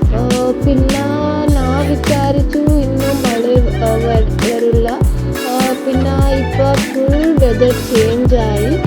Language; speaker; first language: Malayalam; non-native, learner; Kannada